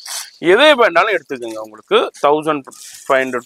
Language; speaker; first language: Tamil; native; Tamil